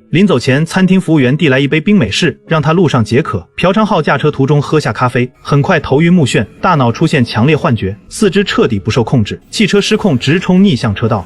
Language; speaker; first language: Chinese; native; Chinese